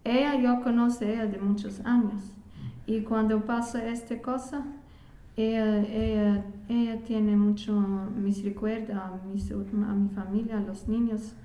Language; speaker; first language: Spanish; non-native, learner; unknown